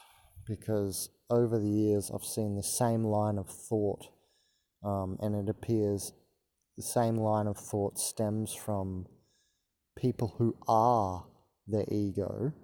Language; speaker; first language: English; native; English